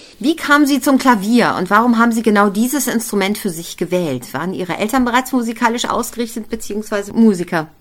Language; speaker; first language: German; native; German